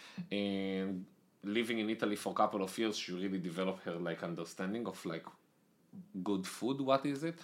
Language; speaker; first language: English; non-native, fluent; Hebrew